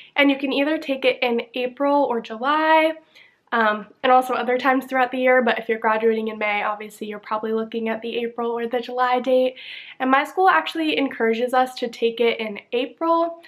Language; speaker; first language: English; native; English